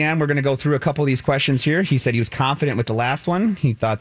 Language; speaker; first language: English; native; English